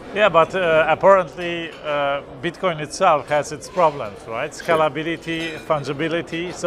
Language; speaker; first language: English; non-native, fluent; Polish